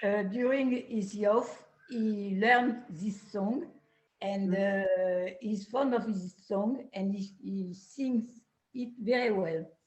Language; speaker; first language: English; non-native, learner; French